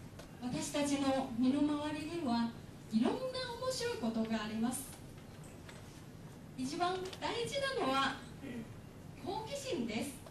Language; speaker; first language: Japanese; non-native, fluent; Chinese